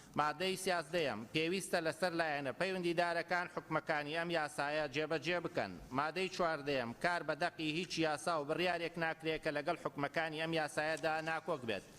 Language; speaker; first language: Central Kurdish; native; Central Kurdish